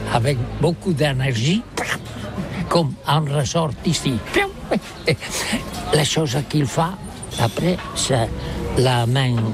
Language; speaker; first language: French; non-native, learner; Catalan